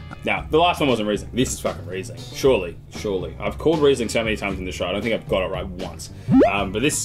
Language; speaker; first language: English; native; English